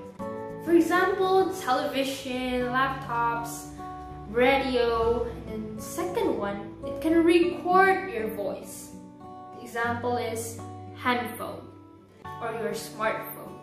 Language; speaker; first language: English; non-native, learner; Indonesian